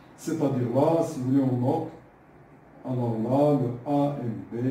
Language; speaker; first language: French; non-native, local second language; Arabic